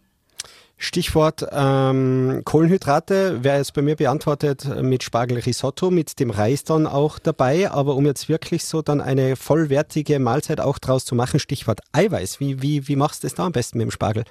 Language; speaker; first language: German; native; German